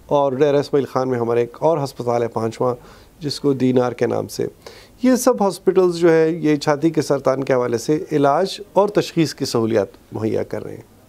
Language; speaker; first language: Urdu; non-native, local second language; Pashto